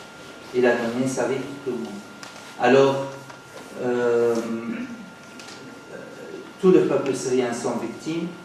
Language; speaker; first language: French; non-native, fluent; Arabic